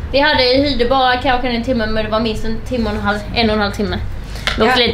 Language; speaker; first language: Swedish; native; Swedish